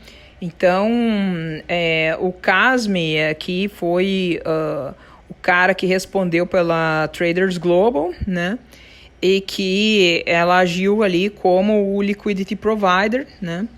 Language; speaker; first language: Portuguese; native; Portuguese